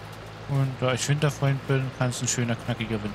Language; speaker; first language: German; native; German